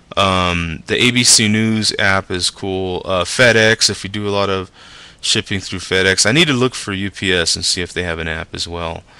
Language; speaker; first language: English; native; English